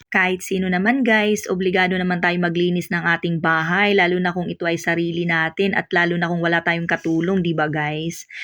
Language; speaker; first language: Filipino; non-native, local second language; Waray